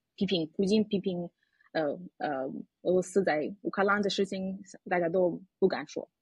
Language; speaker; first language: Chinese; non-native, fluent; Russian